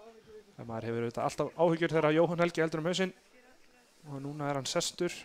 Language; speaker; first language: Icelandic; native; Icelandic